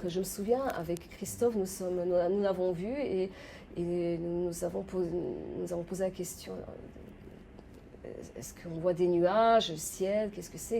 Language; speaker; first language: French; non-native, fluent; Polish